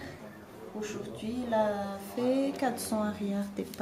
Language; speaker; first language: French; non-native, local second language; Malagasy